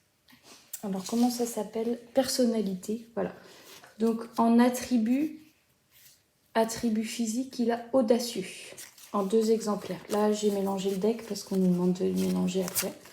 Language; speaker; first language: French; native; French